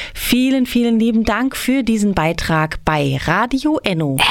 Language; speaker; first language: German; native; German